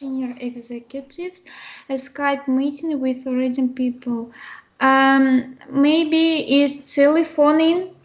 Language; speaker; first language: English; non-native, learner; Russian